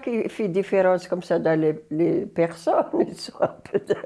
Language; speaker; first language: French; non-native, learner; Arabic